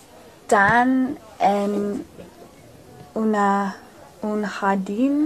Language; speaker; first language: Spanish; non-native, learner; English